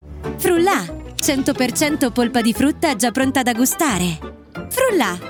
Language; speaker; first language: Italian; native; Italian